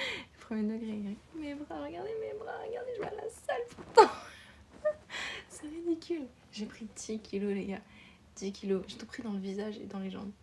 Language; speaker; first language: French; native; French